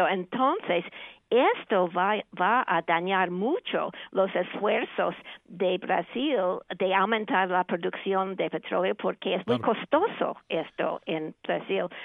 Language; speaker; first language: Spanish; non-native, fluent; English